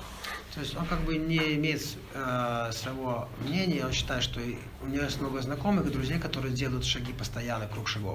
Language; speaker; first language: Russian; native; Russian